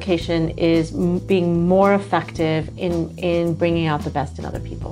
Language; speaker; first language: English; native; English